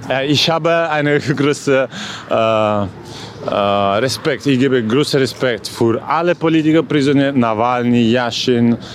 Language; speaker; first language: German; non-native, learner; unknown